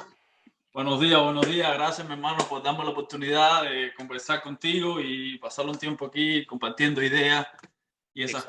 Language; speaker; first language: Spanish; native; Spanish